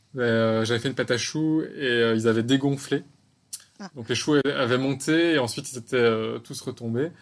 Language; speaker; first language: French; native; French